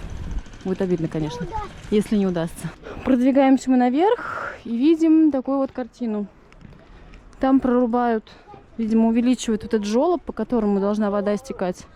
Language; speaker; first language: Russian; native; Russian